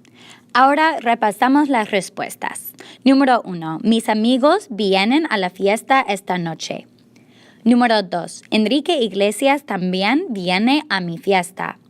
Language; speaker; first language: Spanish; non-native, fluent; English